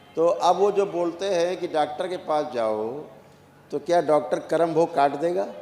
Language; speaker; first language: Hindi; native; Hindi